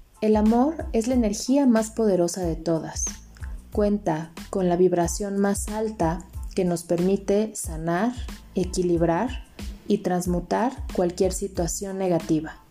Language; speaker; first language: Spanish; native; Spanish